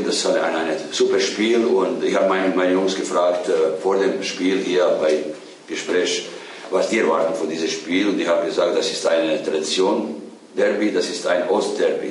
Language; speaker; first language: German; non-native, fluent; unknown